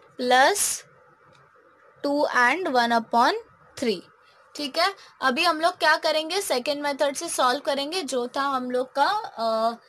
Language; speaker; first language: Hindi; non-native, local second language; Marathi